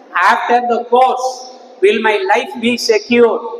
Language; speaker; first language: English; non-native, local second language; Tamil